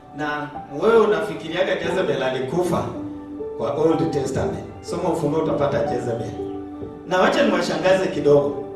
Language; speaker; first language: Swahili; non-native, local second language; Luo (Kenya and Tanzania)